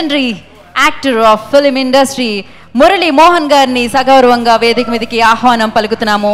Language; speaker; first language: Telugu; native; Telugu